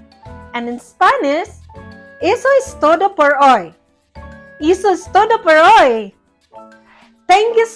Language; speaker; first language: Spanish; non-native, learner; Cebuano